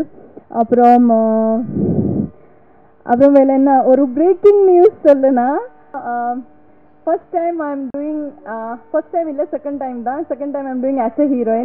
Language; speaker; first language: Tamil; non-native, learner; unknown